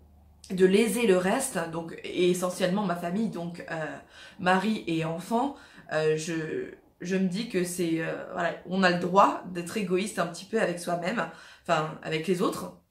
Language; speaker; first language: French; native; French